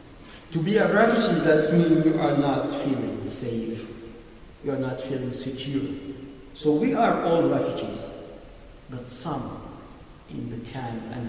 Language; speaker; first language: English; non-native, learner; Arabic